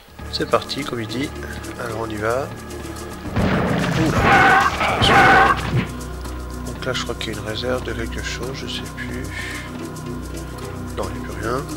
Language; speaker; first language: French; native; French